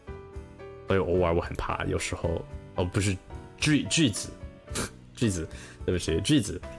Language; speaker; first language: Chinese; non-native, learner; English